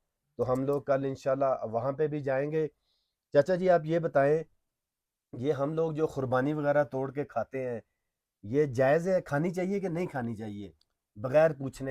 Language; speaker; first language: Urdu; non-native, local second language; Punjabi